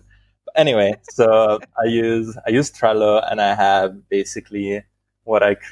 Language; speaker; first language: English; non-native, fluent; Italian